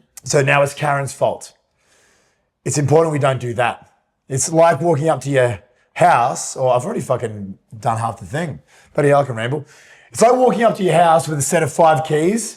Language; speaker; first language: English; native; English